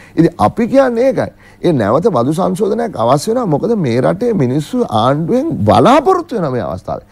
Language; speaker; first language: Sinhala; native; Sinhala